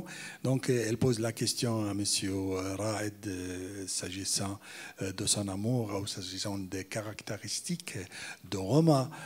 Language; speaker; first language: French; non-native, fluent; Arabic